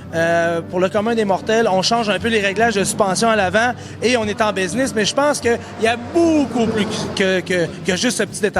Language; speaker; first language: French; native; French